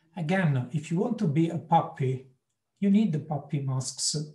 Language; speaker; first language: English; non-native, fluent; Italian